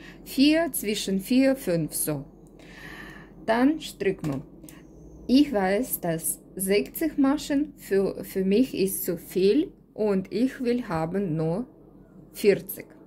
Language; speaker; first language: German; non-native, learner; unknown